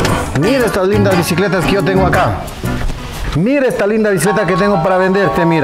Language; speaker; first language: Spanish; native; Spanish